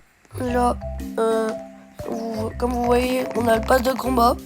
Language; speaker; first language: French; native; French